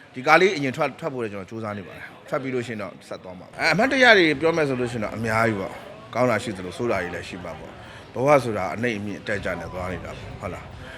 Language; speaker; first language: Burmese; non-native, local second language; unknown